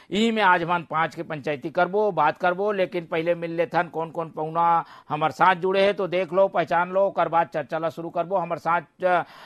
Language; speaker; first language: Hindi; native; Hindi